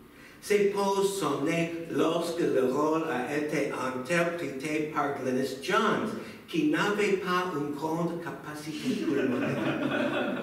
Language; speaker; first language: French; non-native, fluent; English